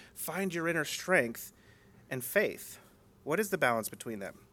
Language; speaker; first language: English; native; English